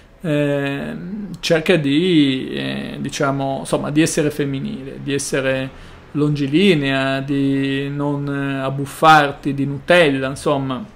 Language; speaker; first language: Italian; native; Italian